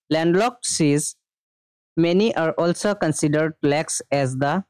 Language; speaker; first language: English; non-native, local second language; Assamese